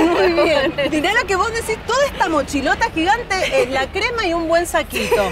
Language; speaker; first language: Spanish; native; Spanish